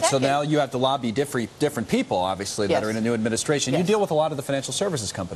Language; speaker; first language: English; native; English